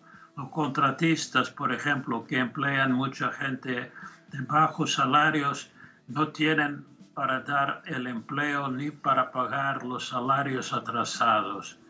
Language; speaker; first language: Spanish; non-native, fluent; English